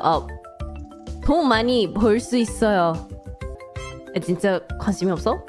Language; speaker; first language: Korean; non-native, learner; English